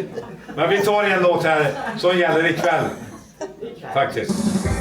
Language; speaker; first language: Swedish; native; Swedish